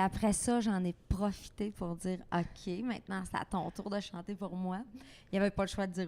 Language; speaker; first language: French; native; French